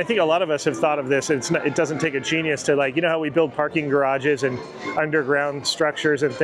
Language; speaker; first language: English; native; English